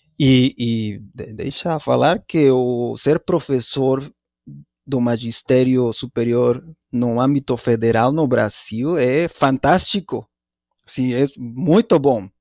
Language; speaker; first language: Portuguese; non-native, fluent; Spanish